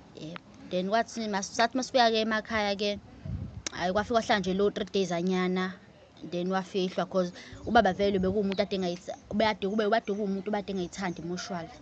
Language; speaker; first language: Zulu; native; Zulu